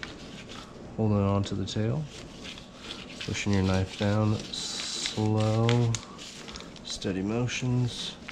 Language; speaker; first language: English; native; English